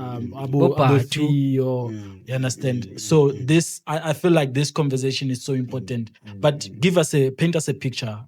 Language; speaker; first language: English; non-native, local second language; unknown